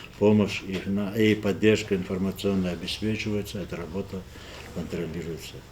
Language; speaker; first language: Russian; non-native, local second language; Lezghian